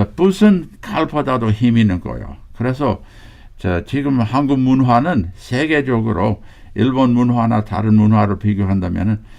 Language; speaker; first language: Korean; non-native, fluent; English